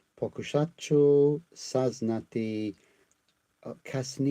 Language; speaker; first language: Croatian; non-native, learner; English